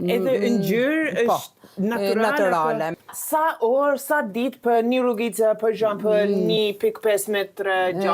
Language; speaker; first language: Albanian; non-native, learner; English